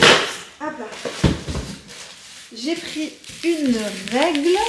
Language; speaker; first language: French; native; French